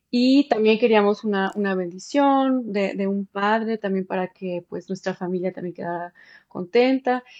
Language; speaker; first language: Spanish; early bilingual, heritage; Spanish